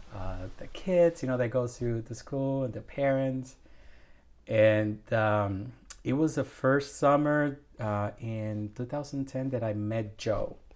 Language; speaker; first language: English; non-native, fluent; Spanish